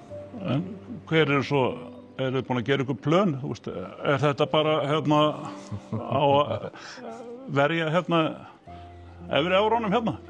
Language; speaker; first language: Icelandic; native; Icelandic